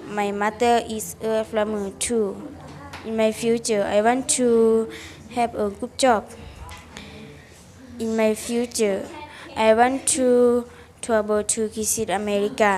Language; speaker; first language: English; non-native, learner; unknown